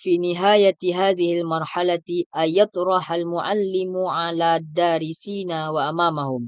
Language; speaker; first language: Arabic; non-native, learner; Indonesian